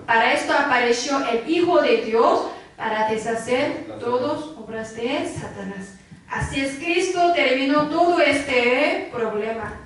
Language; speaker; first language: Spanish; non-native, learner; Korean